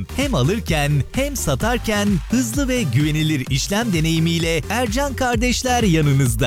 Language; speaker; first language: Turkish; native; Turkish